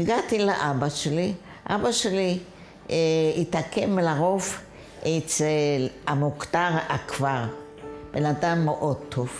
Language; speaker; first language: Hebrew; non-native, fluent; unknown